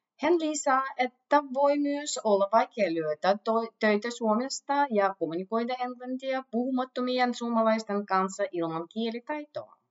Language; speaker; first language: Finnish; non-native, learner; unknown